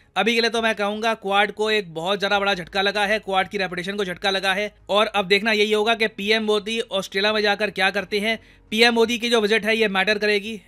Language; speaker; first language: Hindi; native; Hindi